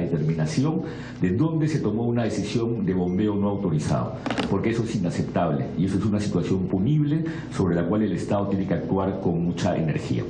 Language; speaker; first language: Spanish; native; Spanish